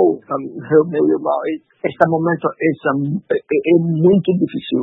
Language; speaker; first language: Portuguese; non-native, learner; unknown